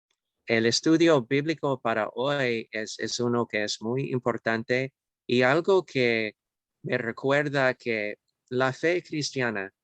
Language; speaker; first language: Spanish; non-native, fluent; English